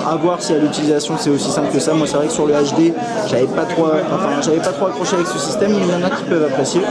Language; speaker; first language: French; native; French